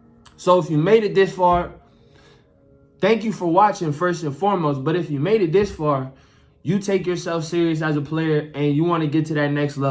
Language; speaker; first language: English; native; English